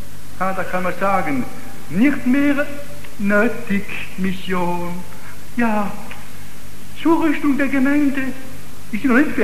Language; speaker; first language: German; non-native, fluent; Italian